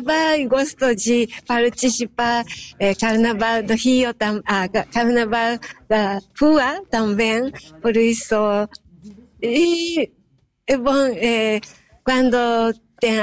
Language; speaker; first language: Portuguese; non-native, fluent; Japanese